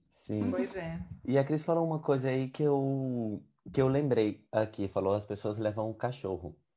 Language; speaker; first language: Portuguese; native; Portuguese